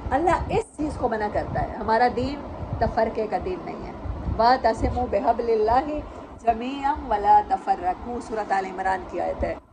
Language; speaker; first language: Urdu; non-native, local second language; Saraiki